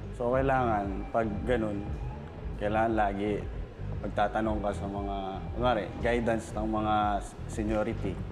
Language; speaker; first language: Filipino; non-native, local second language; Hiligaynon